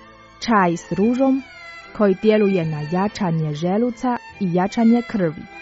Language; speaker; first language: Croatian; non-native, fluent; Chinese